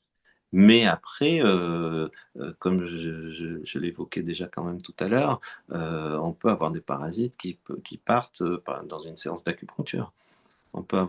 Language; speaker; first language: French; native; French